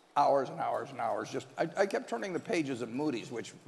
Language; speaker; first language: English; native; English